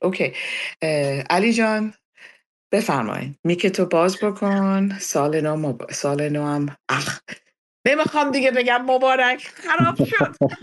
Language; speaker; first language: Persian; early bilingual, heritage; Persian